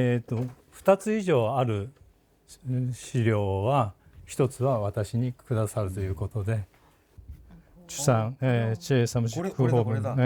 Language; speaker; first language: Japanese; native; Japanese